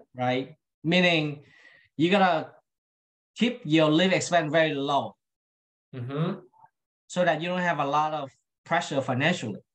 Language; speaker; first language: English; non-native, fluent; Vietnamese